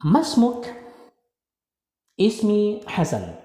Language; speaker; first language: Arabic; non-native, fluent; Indonesian